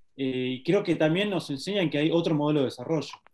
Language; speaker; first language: Spanish; native; Spanish